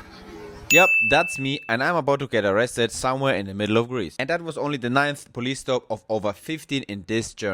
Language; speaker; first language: English; non-native, fluent; German